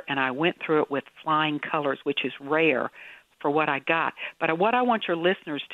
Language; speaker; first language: English; native; English